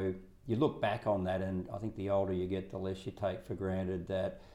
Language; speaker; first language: English; native; English